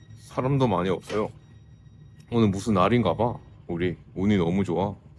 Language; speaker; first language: Korean; native; Korean